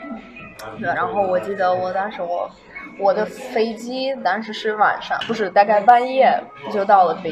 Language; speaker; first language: Chinese; non-native, fluent; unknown